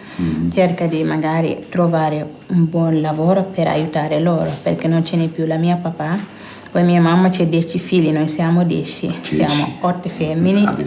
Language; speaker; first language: Italian; non-native, learner; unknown